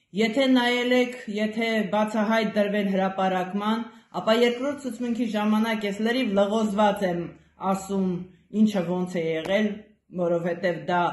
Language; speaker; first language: Armenian; native; Armenian